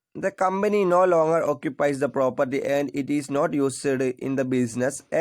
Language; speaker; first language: English; non-native, local second language; Malayalam